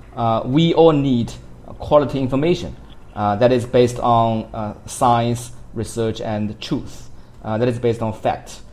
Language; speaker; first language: English; non-native, fluent; Chinese